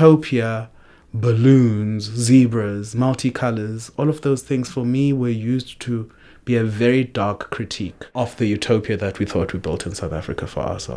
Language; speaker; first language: English; non-native, local second language; Xhosa